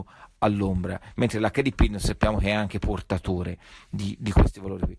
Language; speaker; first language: Italian; native; Italian